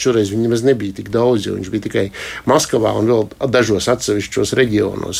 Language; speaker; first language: Latvian; native; Latvian